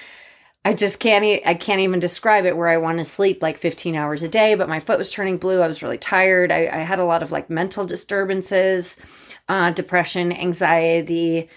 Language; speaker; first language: English; native; English